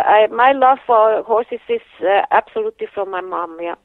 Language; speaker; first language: English; non-native, fluent; Swiss German